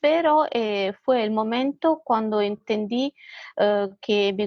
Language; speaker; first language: Spanish; non-native, fluent; Italian